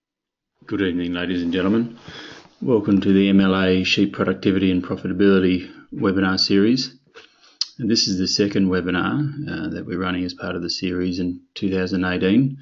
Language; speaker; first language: English; native; English